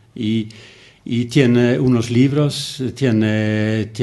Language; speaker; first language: Spanish; non-native, fluent; Norwegian